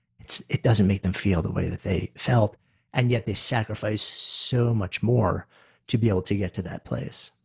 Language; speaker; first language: English; native; English